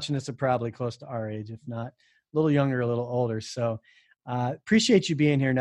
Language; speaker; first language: English; native; English